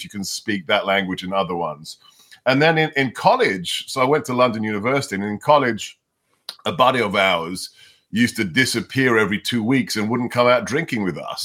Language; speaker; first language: English; non-native, local second language; Hungarian